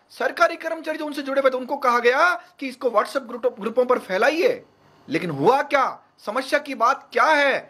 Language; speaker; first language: Hindi; native; Hindi